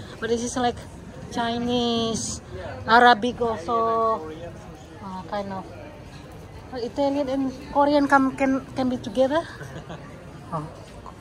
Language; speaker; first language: English; non-native, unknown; Indonesian